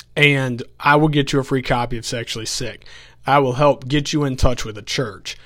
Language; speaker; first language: English; native; English